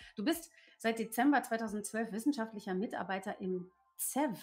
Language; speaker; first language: German; native; German